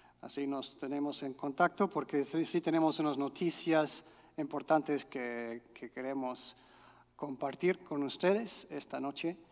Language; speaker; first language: Spanish; non-native, fluent; English